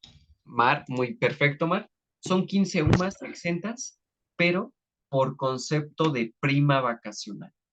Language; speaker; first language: Spanish; native; Spanish